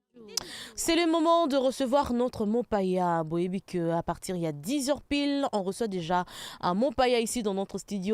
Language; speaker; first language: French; non-native, local second language; Lingala